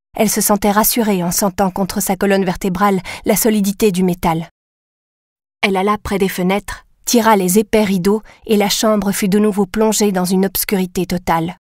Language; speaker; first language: French; native; French